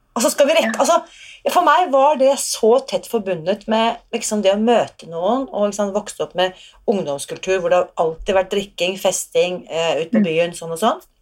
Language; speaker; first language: Norwegian; native; Norwegian